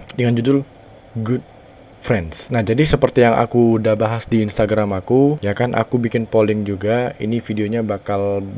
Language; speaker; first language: Indonesian; native; Indonesian